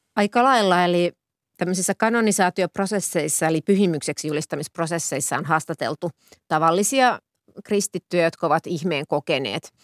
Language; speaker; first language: Finnish; native; Finnish